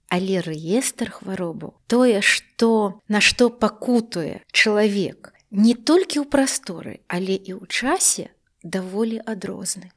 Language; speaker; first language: Belarusian; native; Belarusian